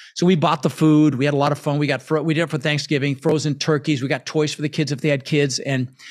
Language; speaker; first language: English; early bilingual, other home language; Dutch